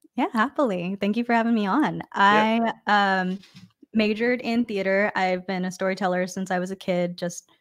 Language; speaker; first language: English; native; English